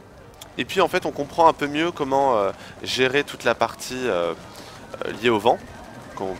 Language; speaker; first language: French; native; French